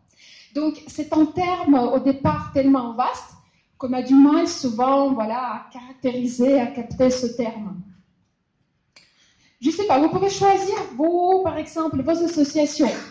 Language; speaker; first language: French; non-native, fluent; Russian